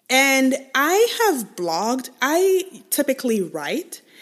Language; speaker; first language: English; non-native, local second language; Igbo